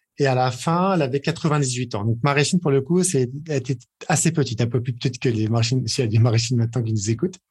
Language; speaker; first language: French; native; French